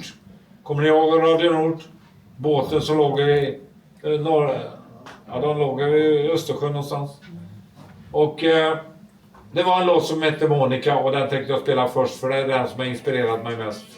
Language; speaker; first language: Swedish; native; Swedish